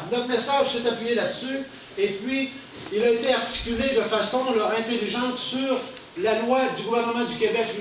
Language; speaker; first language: French; native; French